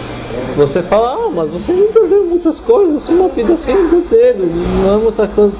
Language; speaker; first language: Portuguese; non-native, fluent; Arabic